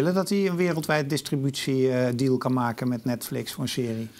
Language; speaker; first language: Dutch; native; Dutch